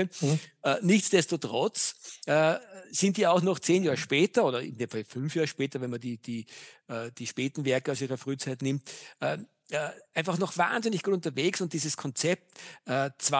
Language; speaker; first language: German; native; German